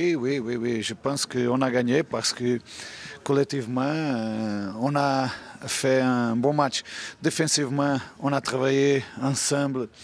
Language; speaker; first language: French; non-native, learner; Portuguese